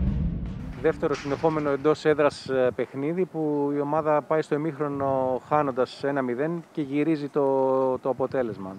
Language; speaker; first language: Greek; native; Greek